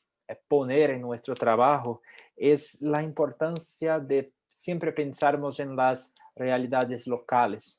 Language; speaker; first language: Spanish; non-native, fluent; Portuguese